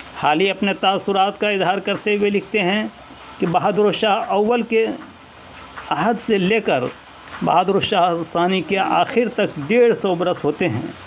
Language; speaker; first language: Urdu; native; Urdu